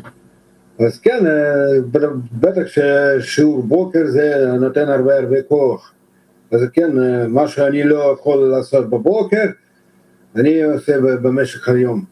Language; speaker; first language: Hebrew; non-native, fluent; Russian